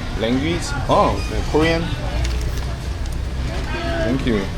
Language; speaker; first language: English; non-native, learner; Korean